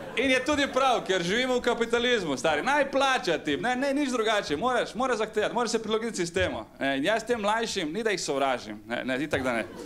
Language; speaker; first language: Slovenian; early bilingual, other home language; Serbian